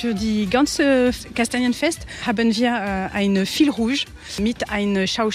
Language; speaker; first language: German; non-native, learner; French